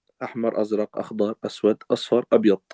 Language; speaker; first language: Arabic; non-native, fluent; English